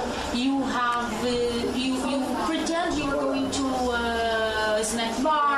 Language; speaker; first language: English; non-native, fluent; Portuguese